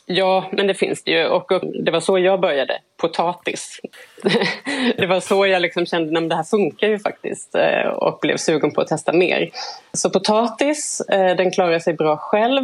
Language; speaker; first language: Swedish; native; Swedish